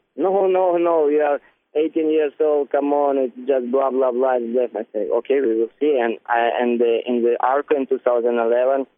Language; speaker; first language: English; non-native, learner; Ukrainian